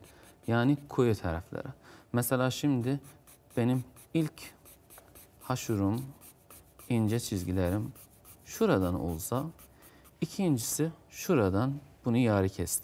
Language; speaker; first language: Turkish; non-native, fluent; Azerbaijani